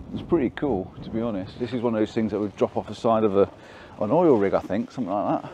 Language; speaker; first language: English; native; English